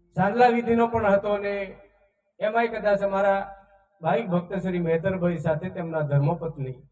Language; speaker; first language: Gujarati; non-native, local second language; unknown